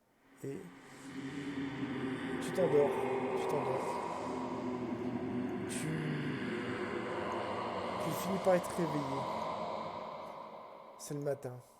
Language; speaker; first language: French; native; French